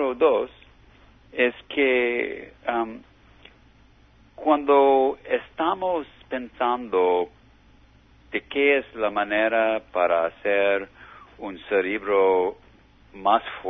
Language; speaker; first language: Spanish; non-native, learner; English